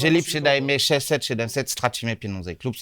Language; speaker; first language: Polish; non-native, learner; French